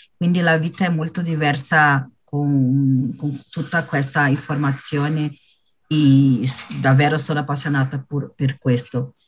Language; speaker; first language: Italian; non-native, fluent; Portuguese